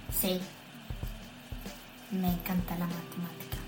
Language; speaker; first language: Spanish; early bilingual, heritage; Spanish